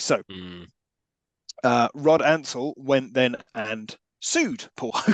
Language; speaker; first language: English; native; English